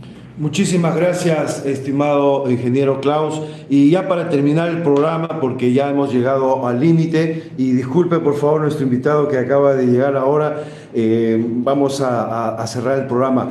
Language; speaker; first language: Spanish; native; Spanish